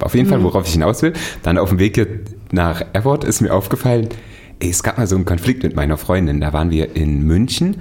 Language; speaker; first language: German; native; German